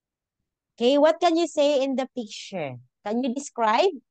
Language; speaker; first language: English; non-native, local second language; Filipino